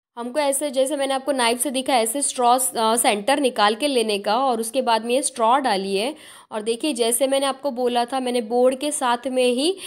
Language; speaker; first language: Hindi; non-native, local second language; Marathi